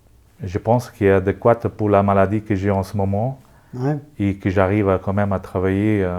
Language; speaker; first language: French; non-native, local second language; Luxembourgish